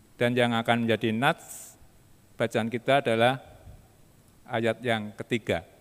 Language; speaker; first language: Indonesian; native; Indonesian